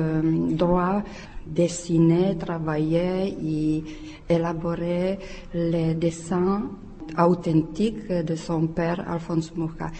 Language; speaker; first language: French; non-native, learner; Czech